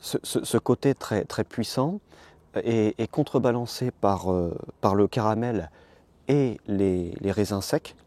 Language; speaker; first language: French; native; French